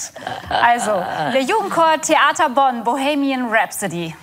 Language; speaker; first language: German; native; German